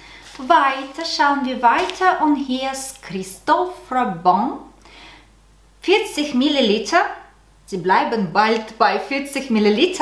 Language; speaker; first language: German; non-native, learner; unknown